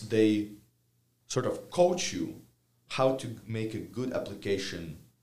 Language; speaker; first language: English; non-native, fluent; Ukrainian